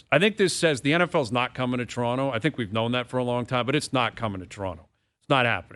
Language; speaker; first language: English; native; English